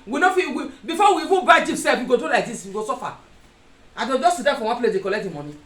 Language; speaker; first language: Nigerian Pidgin; non-native, local second language; Bini